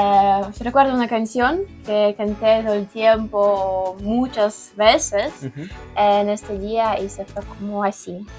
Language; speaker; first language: Spanish; non-native, learner; Ukrainian